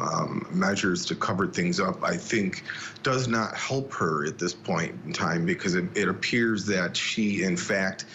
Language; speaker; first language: English; native; English